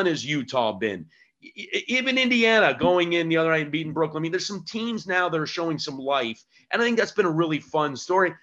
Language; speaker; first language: English; native; English